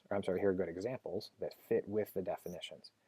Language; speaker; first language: English; native; English